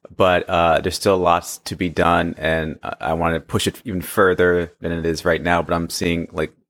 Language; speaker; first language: English; early bilingual, other home language; Hindi